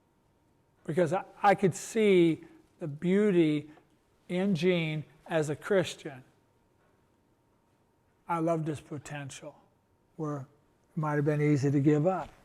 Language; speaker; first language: English; native; English